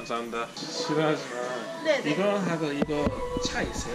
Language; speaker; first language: Korean; non-native, learner; English